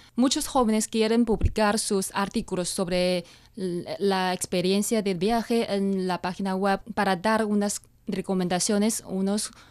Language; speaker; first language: Spanish; non-native, fluent; Chinese